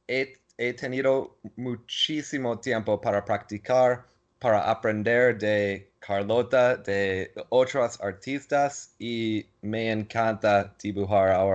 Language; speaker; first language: Spanish; non-native, learner; English